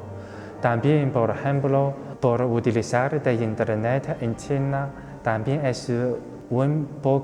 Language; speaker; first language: Spanish; non-native, fluent; Chinese